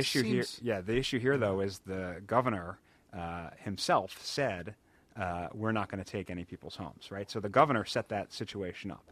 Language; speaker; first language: English; native; English